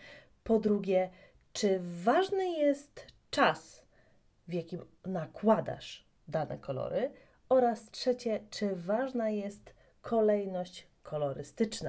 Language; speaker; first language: Polish; native; Polish